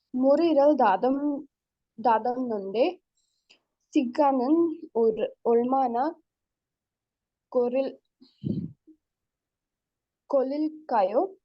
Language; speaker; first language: Korean; non-native, learner; Hindi